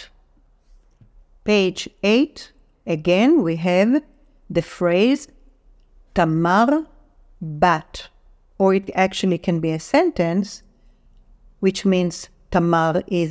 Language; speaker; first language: English; non-native, fluent; Hebrew